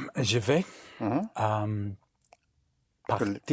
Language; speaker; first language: French; non-native, learner; English